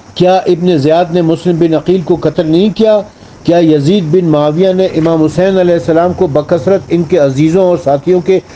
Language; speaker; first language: Urdu; native; Urdu